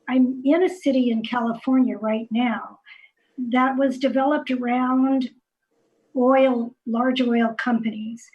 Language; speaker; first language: English; native; English